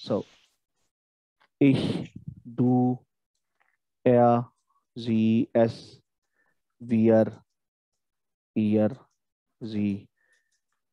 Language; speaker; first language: German; non-native, fluent; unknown